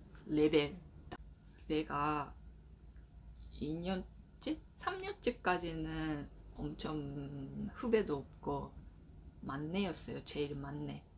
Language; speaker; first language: Korean; non-native, learner; Japanese